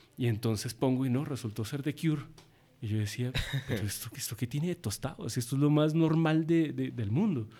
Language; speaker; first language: Spanish; native; Spanish